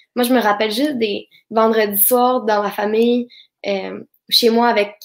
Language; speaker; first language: French; native; French